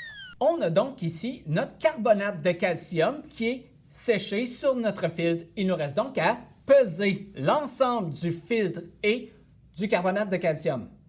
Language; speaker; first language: French; native; French